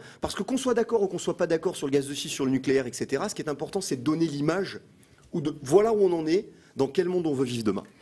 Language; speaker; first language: French; native; French